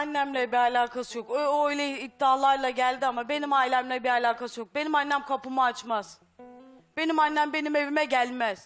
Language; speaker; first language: Turkish; native; Turkish